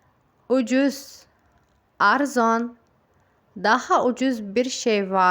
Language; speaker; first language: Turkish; non-native, fluent; Uzbek